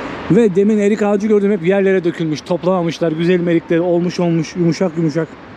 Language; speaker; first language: Turkish; native; Turkish